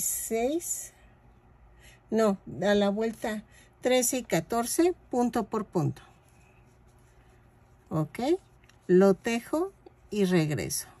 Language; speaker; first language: Spanish; native; Spanish